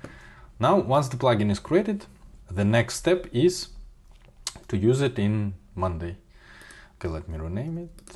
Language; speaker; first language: English; non-native, fluent; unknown